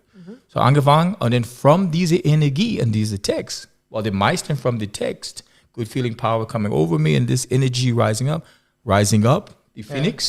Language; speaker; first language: German; non-native, learner; English